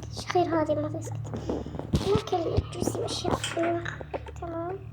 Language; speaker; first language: Arabic; native; Arabic